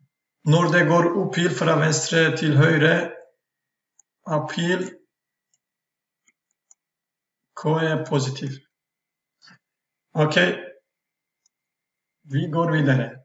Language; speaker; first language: Norwegian; non-native, fluent; Turkish